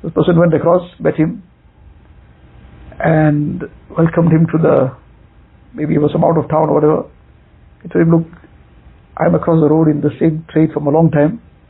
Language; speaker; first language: English; native; English